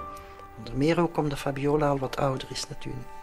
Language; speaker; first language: Dutch; native; Dutch